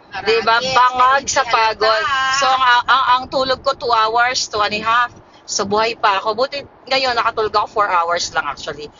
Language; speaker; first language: Filipino; non-native, local second language; Hiligaynon